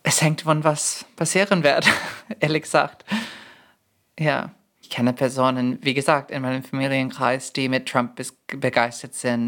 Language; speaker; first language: German; non-native, fluent; English